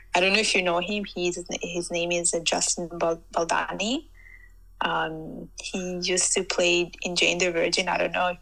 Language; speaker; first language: English; early bilingual, heritage; Italian